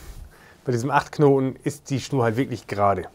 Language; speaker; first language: German; native; German